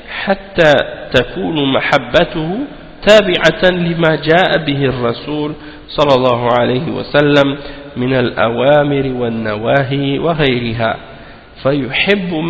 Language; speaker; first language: Arabic; non-native, fluent; French